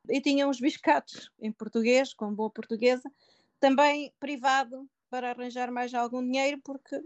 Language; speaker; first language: Portuguese; native; Portuguese